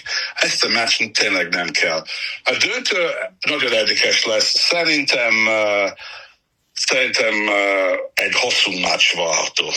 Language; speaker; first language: Hungarian; non-native, fluent; English